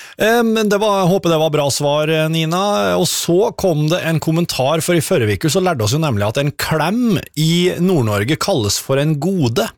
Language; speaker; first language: Norwegian; native; Norwegian